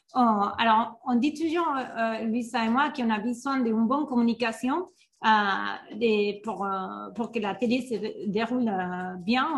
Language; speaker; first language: French; non-native, fluent; Spanish